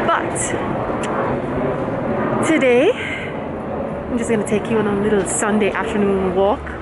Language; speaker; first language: English; native; English